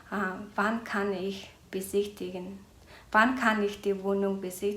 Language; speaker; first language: German; non-native, fluent; Mongolian